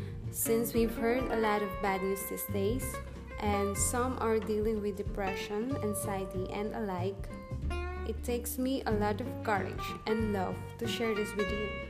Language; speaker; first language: English; non-native, local second language; Hiligaynon